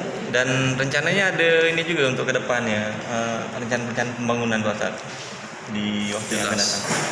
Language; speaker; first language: Indonesian; native; Indonesian